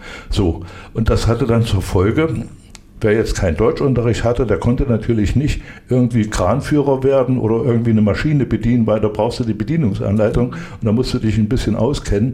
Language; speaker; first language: German; native; German